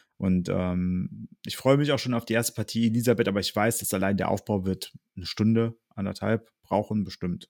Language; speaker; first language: German; native; German